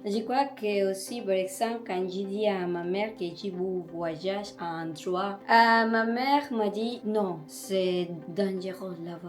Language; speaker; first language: French; non-native, learner; Spanish